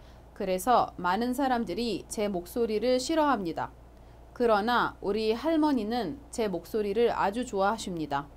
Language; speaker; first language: Korean; non-native, fluent; Arabic